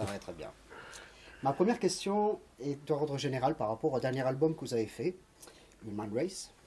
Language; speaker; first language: French; native; French